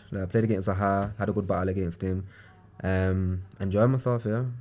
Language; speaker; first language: English; native; English